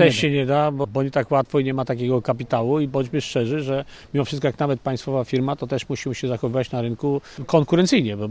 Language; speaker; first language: Polish; native; Polish